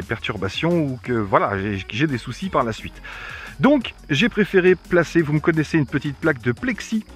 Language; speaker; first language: French; native; French